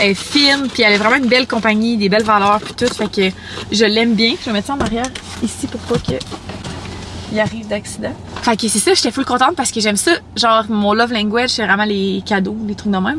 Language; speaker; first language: French; native; French